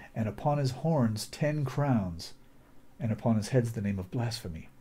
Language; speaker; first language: English; native; English